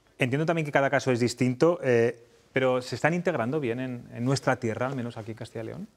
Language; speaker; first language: Spanish; native; Spanish